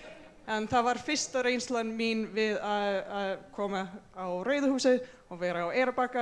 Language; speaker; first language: Icelandic; non-native, fluent; English